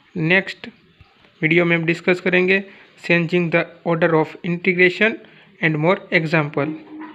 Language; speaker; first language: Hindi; non-native, local second language; Gujarati